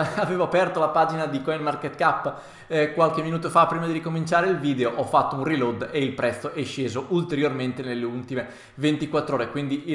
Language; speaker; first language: Italian; native; Italian